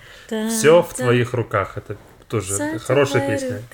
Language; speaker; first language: Russian; non-native, fluent; English